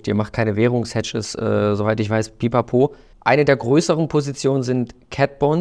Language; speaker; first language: German; native; German